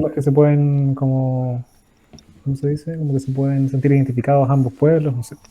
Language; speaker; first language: Spanish; native; Spanish